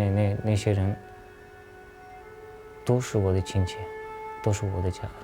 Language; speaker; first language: Chinese; non-native, local second language; Uyghur